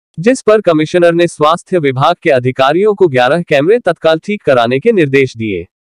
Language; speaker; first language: Hindi; native; Hindi